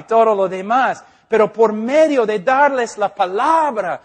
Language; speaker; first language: Spanish; non-native, fluent; English